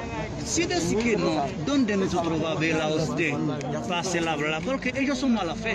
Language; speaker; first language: Spanish; non-native, learner; Haitian Creole